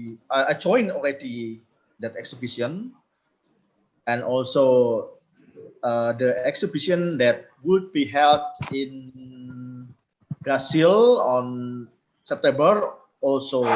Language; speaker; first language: English; non-native, learner; Indonesian